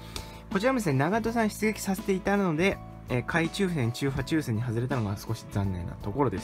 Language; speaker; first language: Japanese; native; Japanese